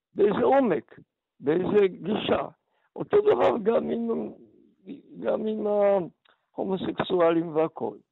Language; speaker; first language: Hebrew; early bilingual, other home language; Polish